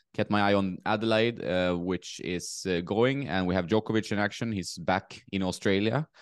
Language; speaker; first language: English; non-native, fluent; Swedish